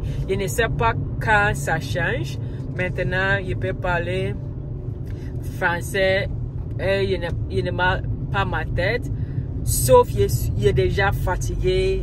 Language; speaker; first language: French; non-native, learner; Akan